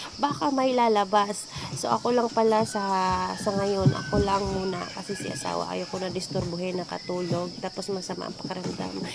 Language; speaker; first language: Filipino; non-native, local second language; Cebuano